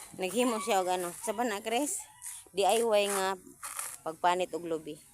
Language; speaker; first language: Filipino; non-native, local second language; Cebuano